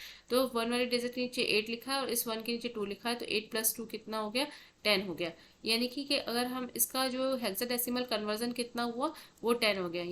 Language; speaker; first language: Hindi; native; Hindi